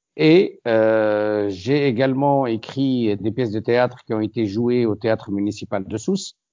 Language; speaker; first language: French; non-native, local second language; Arabic